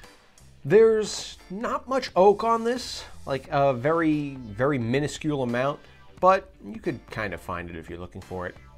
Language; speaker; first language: English; native; English